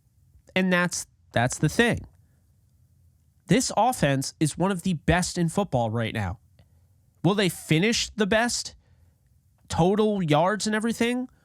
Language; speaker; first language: English; native; English